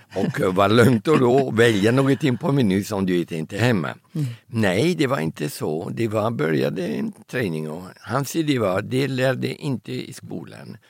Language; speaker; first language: Swedish; early bilingual, heritage; Italian